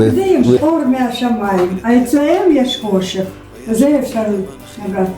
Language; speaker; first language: Hebrew; non-native, fluent; Russian